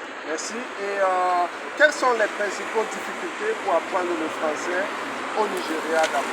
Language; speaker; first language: French; non-native, learner; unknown